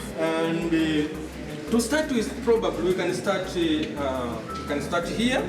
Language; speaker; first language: English; non-native, local second language; Swahili